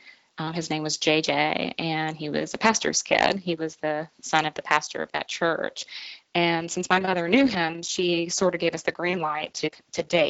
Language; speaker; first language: English; native; English